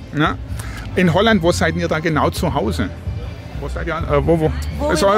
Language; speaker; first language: German; native; German